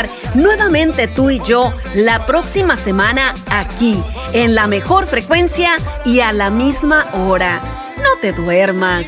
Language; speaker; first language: Spanish; native; Spanish